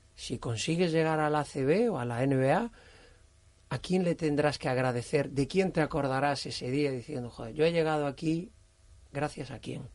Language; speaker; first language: Spanish; native; Spanish